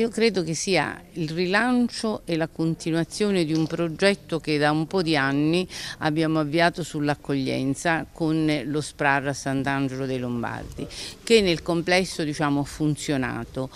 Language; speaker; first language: Italian; native; Italian